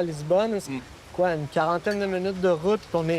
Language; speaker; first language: French; native; French